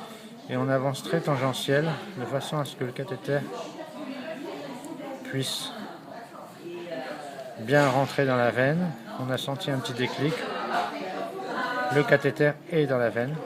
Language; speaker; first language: French; native; French